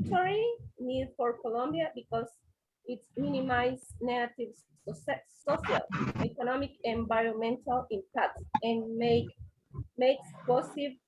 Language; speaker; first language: English; non-native, learner; Spanish